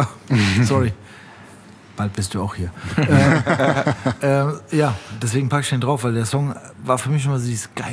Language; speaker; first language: German; native; German